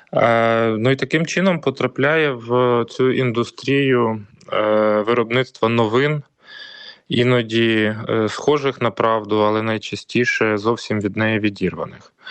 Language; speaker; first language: Ukrainian; native; Ukrainian